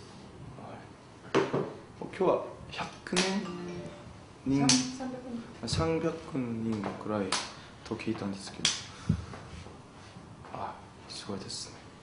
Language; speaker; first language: Japanese; non-native, learner; Korean